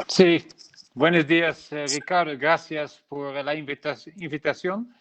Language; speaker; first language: Spanish; non-native, learner; Dutch